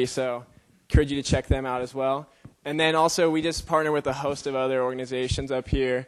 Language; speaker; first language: English; native; English